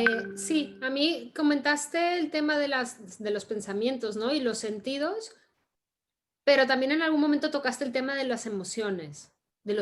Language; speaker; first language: Spanish; native; Spanish